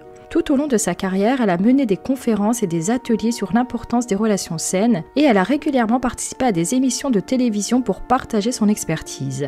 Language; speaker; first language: French; native; French